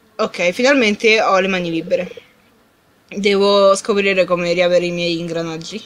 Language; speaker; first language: Italian; native; Italian